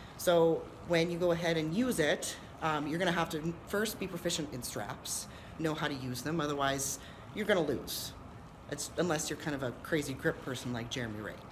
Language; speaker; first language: English; native; English